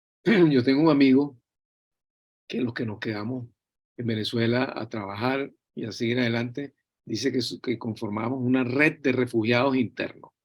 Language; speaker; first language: Spanish; native; Spanish